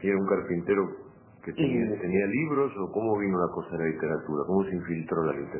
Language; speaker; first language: Spanish; native; Spanish